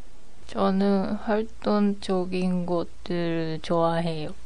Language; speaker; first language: Korean; non-native, learner; Japanese